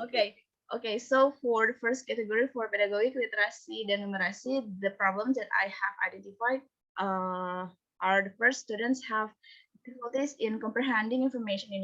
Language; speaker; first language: English; non-native, fluent; Indonesian